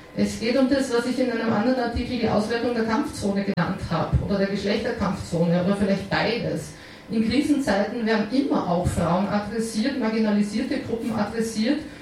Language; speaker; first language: German; native; German